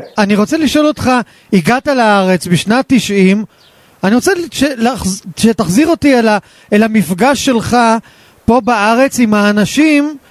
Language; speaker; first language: Hebrew; native; Hebrew